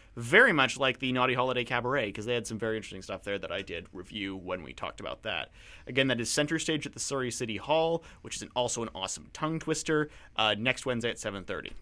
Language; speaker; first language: English; native; English